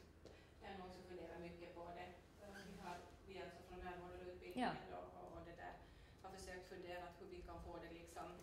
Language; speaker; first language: Swedish; native; Swedish